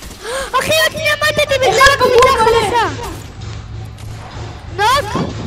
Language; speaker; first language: Hebrew; native; Hebrew